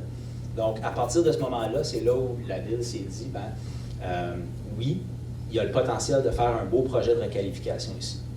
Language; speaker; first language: French; native; French